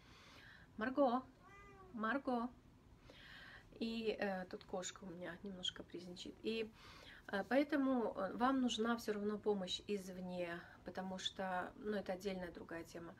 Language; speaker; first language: Russian; native; Russian